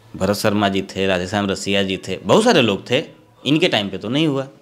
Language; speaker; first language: Hindi; native; Hindi